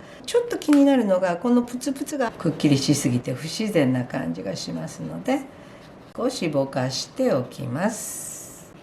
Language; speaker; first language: Japanese; native; Japanese